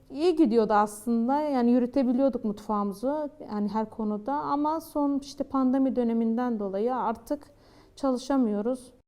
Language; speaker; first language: Turkish; native; Turkish